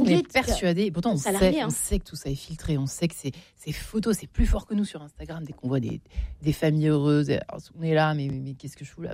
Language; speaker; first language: French; native; French